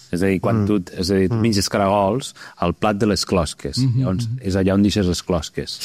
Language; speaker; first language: Catalan; native; Catalan